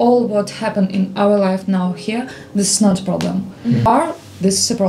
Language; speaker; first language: English; non-native, learner; Ukrainian